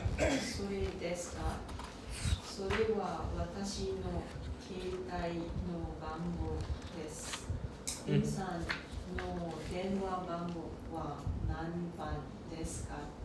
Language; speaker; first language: Japanese; non-native, learner; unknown